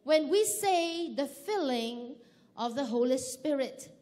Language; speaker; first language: English; non-native, local second language; Filipino